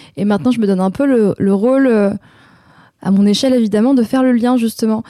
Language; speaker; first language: French; native; French